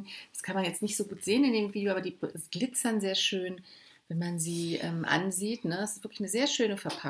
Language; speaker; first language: German; native; German